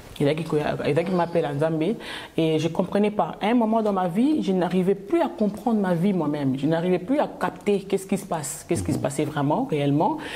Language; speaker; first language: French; non-native, local second language; Lingala